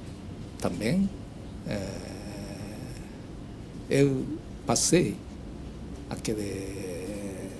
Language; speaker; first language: Portuguese; non-native, learner; Japanese